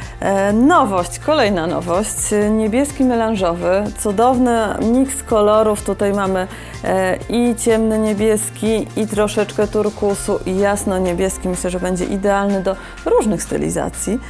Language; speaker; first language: Polish; native; Polish